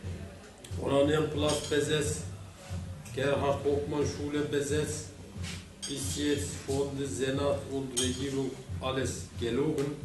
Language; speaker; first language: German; non-native, learner; Turkish